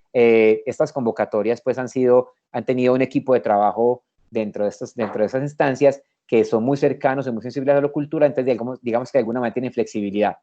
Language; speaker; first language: Spanish; native; Spanish